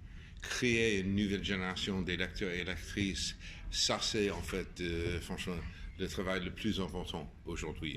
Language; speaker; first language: French; non-native, fluent; English